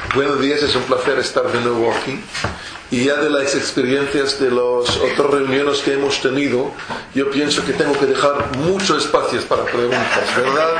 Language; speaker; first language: Spanish; non-native, fluent; Hebrew